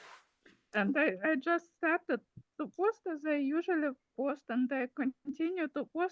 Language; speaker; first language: English; non-native, fluent; Russian